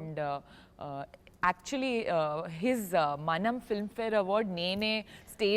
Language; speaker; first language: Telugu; non-native, learner; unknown